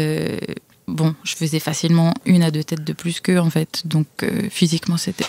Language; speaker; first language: French; native; French